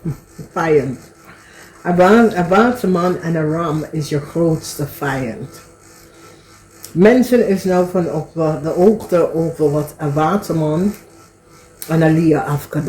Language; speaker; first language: Dutch; non-native, learner; English